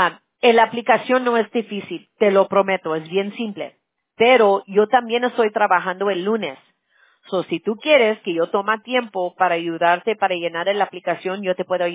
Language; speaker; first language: Spanish; early bilingual, heritage; Spanish